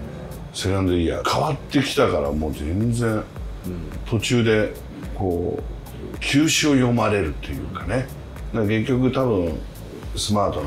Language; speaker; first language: Japanese; native; Japanese